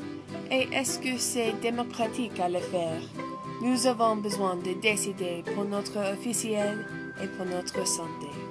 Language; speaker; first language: French; non-native, learner; English